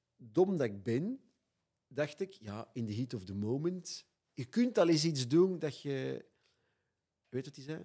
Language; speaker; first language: Dutch; native; Dutch